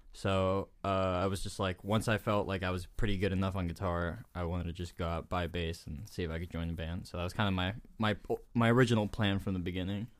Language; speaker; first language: English; early bilingual, other home language; Spanish